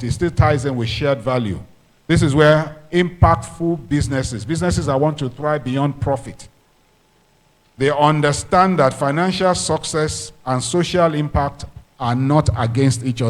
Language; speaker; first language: English; non-native, local second language; Yoruba